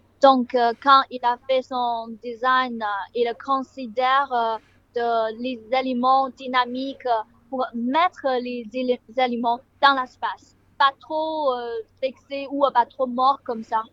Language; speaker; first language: French; non-native, learner; Chinese